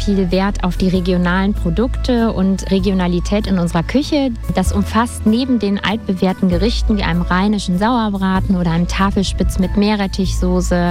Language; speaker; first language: German; native; German